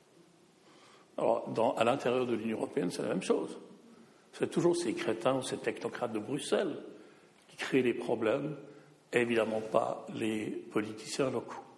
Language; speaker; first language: French; non-native, local second language; German